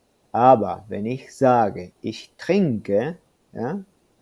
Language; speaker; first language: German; non-native, fluent; Spanish